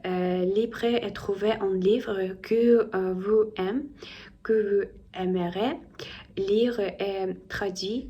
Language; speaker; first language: French; non-native, learner; Russian